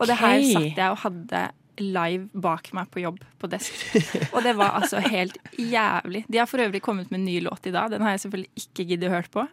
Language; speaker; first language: Norwegian; native; Norwegian